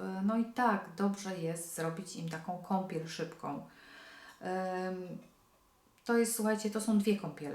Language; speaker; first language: Polish; native; Polish